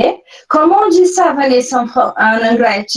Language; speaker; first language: French; non-native, fluent; Portuguese